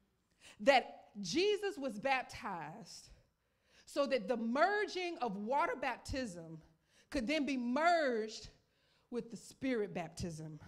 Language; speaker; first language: English; native; English